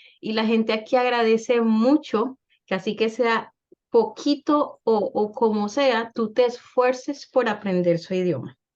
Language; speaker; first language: Spanish; native; Spanish